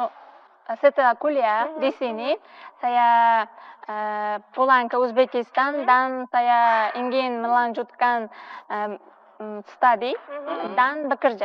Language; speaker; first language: Indonesian; non-native, learner; Uzbek